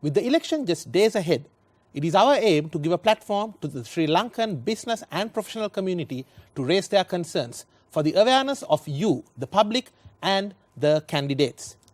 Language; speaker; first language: English; non-native, local second language; Sinhala